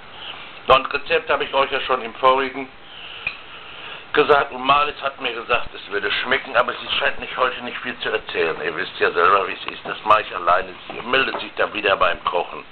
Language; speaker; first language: German; native; German